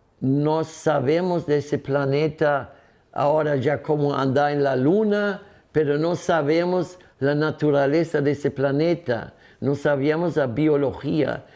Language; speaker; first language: Spanish; non-native, fluent; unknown